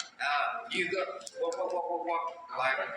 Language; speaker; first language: English; non-native, learner; Thai